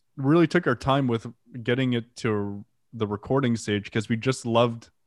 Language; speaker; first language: English; non-native, fluent; French